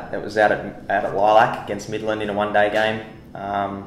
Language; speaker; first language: English; native; English